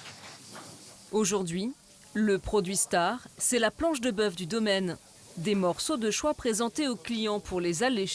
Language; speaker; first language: French; native; French